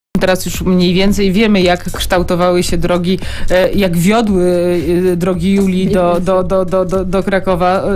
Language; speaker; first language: Polish; native; Polish